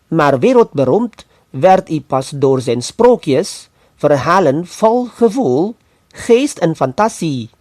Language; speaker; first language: Dutch; non-native, fluent; Indonesian